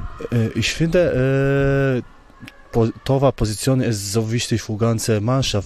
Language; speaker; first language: German; non-native, learner; Polish